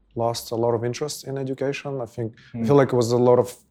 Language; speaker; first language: English; non-native, fluent; Russian